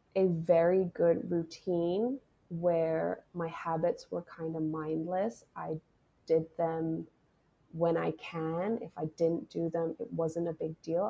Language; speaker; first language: English; non-native, local second language; Cantonese